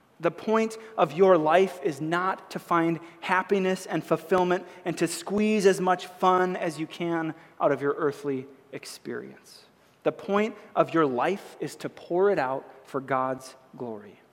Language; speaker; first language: English; native; English